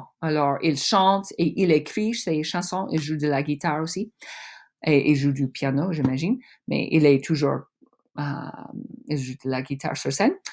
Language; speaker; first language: French; non-native, fluent; English